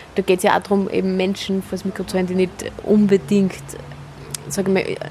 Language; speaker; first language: German; native; German